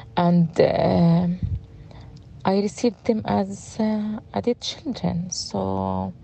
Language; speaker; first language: English; non-native, fluent; Arabic